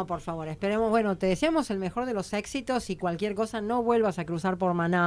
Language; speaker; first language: Spanish; native; Spanish